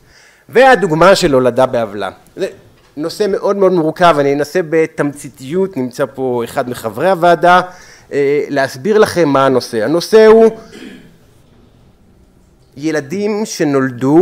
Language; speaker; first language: Hebrew; native; Hebrew